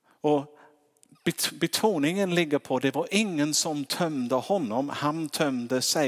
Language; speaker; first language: Swedish; non-native, fluent; English